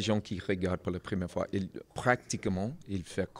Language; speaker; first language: French; non-native, learner; English